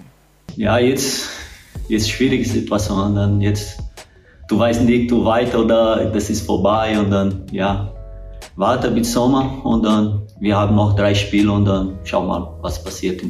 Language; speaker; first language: German; non-native, learner; Portuguese